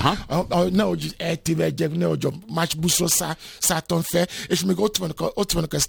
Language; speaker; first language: Hungarian; non-native, fluent; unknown